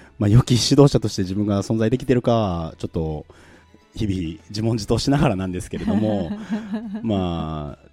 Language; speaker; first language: Japanese; native; Japanese